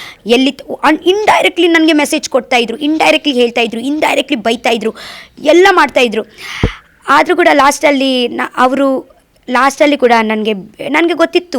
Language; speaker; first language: Kannada; non-native, learner; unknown